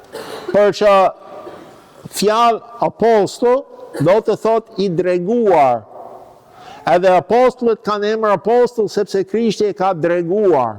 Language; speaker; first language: Albanian; non-native, fluent; English